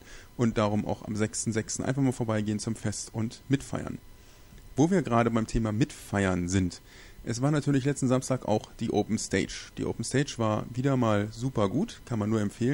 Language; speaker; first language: German; native; German